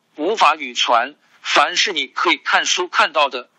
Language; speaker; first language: Chinese; non-native, local second language; Hakka Chinese